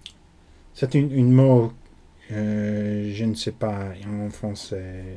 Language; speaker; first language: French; non-native, learner; English